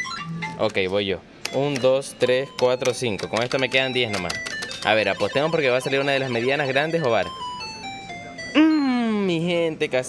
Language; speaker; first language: Spanish; native; Spanish